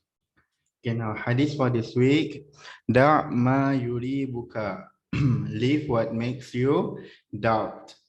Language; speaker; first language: English; non-native, local second language; Malay